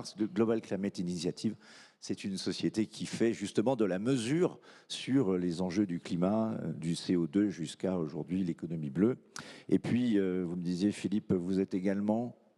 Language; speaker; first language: French; native; French